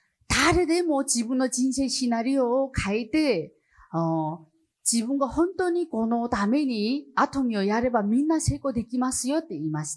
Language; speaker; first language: Japanese; non-native, fluent; Chinese